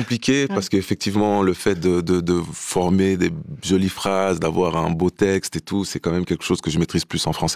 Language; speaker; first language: French; non-native, fluent; Romanian